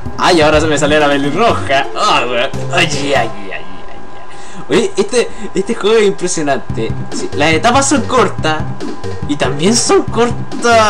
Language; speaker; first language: Spanish; native; Spanish